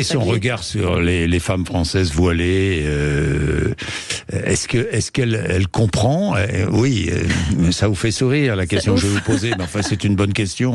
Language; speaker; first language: French; native; French